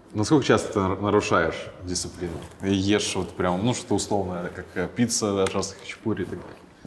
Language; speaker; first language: Russian; native; Russian